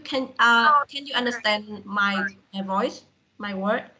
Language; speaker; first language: English; non-native, fluent; Vietnamese